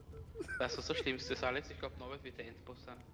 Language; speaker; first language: German; native; German